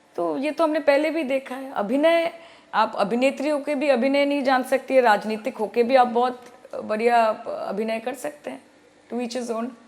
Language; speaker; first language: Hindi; non-native, local second language; Bangla